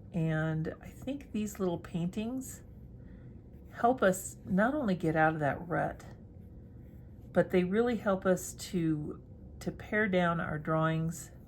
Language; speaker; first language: English; native; English